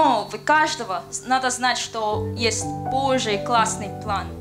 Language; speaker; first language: Russian; non-native, learner; Korean